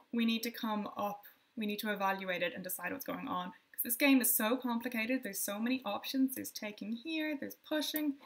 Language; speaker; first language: English; native; English